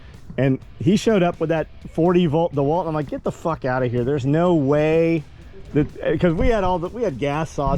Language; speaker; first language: English; native; English